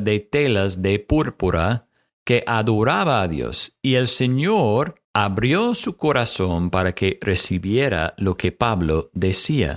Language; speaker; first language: Spanish; non-native, fluent; English